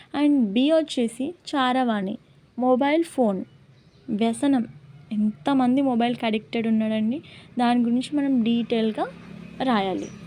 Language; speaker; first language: Telugu; non-native, local second language; Lambadi